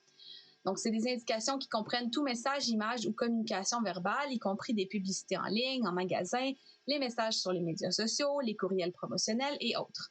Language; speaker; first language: French; native; French